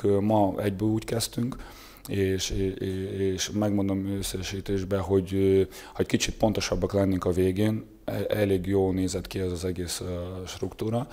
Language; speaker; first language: Hungarian; non-native, fluent; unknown